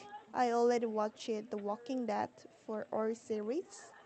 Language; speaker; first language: English; non-native, learner; Korean